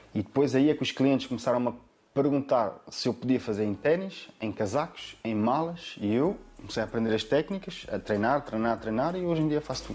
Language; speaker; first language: Portuguese; native; Portuguese